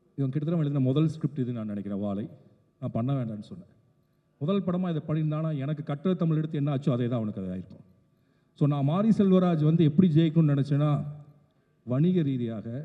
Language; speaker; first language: Tamil; native; Tamil